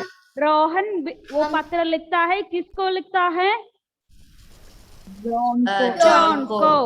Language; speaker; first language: Hindi; non-native, local second language; Malayalam